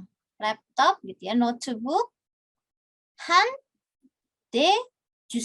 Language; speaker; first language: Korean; non-native, fluent; Indonesian